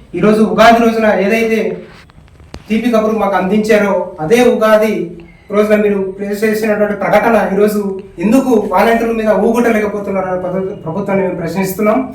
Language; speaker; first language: Telugu; native; Telugu